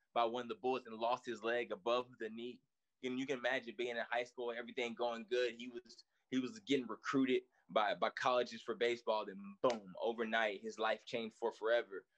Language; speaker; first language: English; native; English